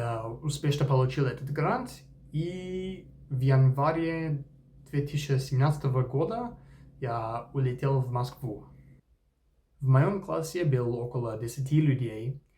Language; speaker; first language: Russian; non-native, fluent; English